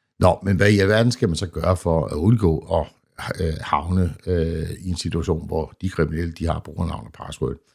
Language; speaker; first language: Danish; native; Danish